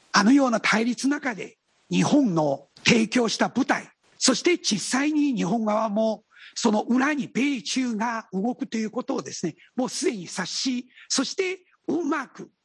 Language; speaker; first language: Japanese; non-native, fluent; Chinese